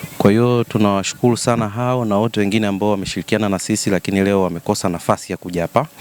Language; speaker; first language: Swahili; native; Swahili